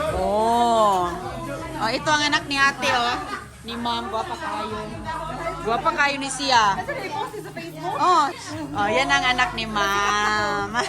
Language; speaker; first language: Filipino; non-native, local second language; Cebuano